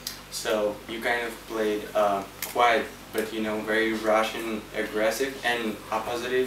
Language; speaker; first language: English; non-native, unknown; Russian